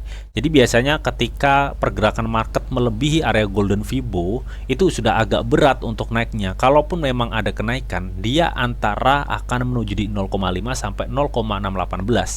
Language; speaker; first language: Indonesian; native; Indonesian